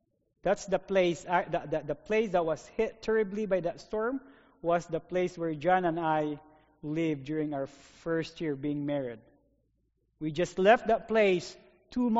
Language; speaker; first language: English; non-native, local second language; Filipino